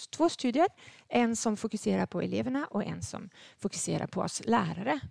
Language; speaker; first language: Swedish; non-native, fluent; French